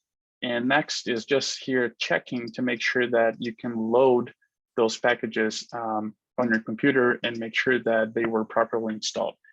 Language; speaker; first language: English; non-native, fluent; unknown